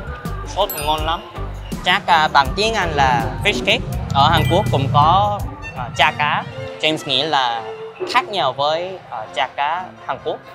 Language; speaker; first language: Vietnamese; early bilingual, other home language; Korean